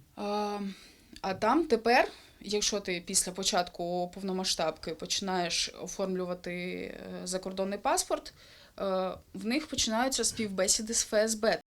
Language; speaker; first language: Ukrainian; non-native, local second language; Russian